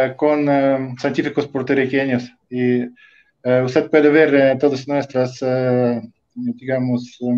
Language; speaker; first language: Spanish; non-native, fluent; Russian